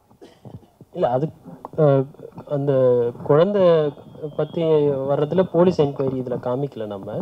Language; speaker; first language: Tamil; native; Tamil